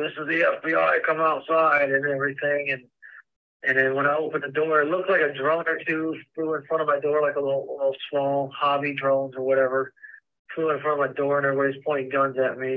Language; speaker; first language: English; native; English